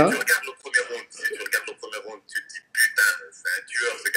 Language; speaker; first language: French; native; French